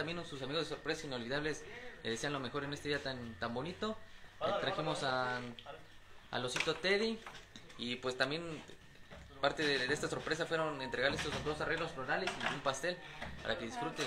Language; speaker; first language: Spanish; native; Spanish